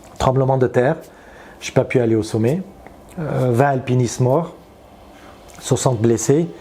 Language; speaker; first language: French; non-native, fluent; Armenian